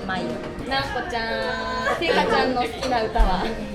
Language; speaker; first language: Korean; non-native, learner; Japanese